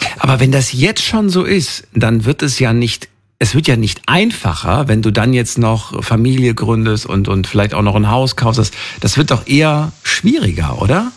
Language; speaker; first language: German; native; German